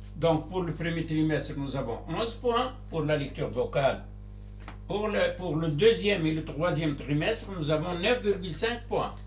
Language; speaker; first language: French; non-native, local second language; Arabic